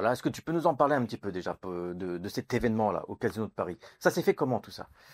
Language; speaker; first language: French; native; French